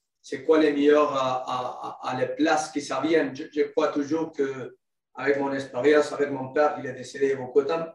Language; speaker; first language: French; non-native, learner; Spanish